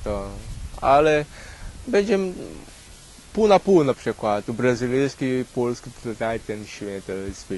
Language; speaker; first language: Polish; non-native, learner; Portuguese